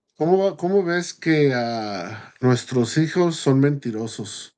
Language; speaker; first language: Spanish; early bilingual, heritage; Spanish